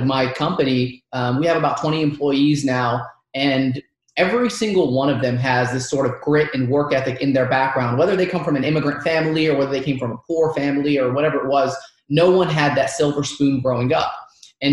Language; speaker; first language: English; early bilingual, other home language; Arabic